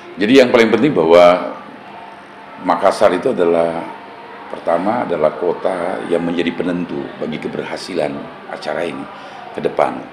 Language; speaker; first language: Indonesian; native; Indonesian